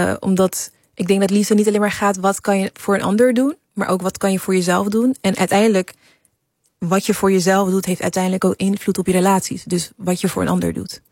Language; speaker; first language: Dutch; early bilingual, other home language; English